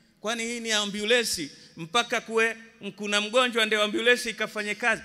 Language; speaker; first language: Swahili; native; Swahili